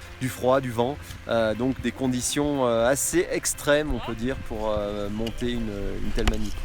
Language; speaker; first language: French; native; French